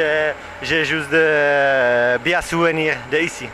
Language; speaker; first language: French; non-native, learner; Czech